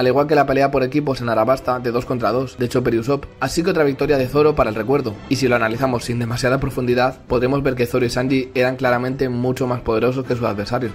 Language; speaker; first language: Spanish; native; Spanish